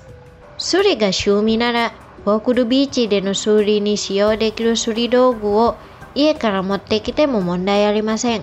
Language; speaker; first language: Japanese; non-native, fluent; Indonesian